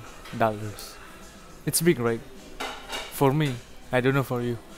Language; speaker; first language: English; non-native, learner; Indonesian